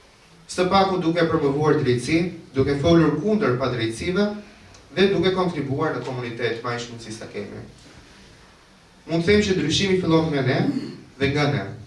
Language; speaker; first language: Albanian; native; Albanian